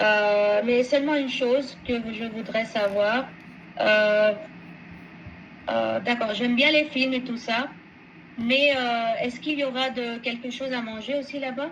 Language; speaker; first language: French; non-native, fluent; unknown